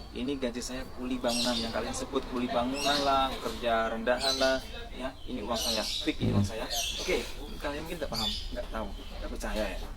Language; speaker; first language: Indonesian; native; Indonesian